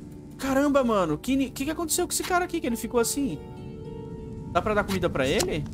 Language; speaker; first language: Portuguese; native; Portuguese